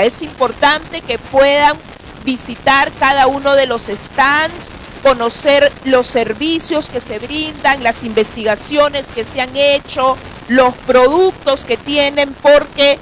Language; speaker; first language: Spanish; native; Spanish